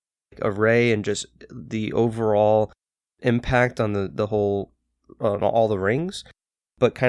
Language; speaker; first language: English; native; English